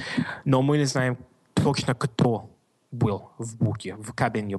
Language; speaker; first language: Russian; non-native, learner; English